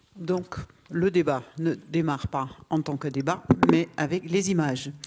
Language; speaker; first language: French; non-native, fluent; German